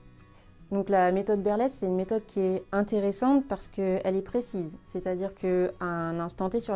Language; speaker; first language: French; native; French